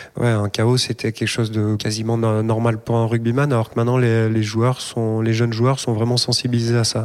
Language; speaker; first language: French; native; French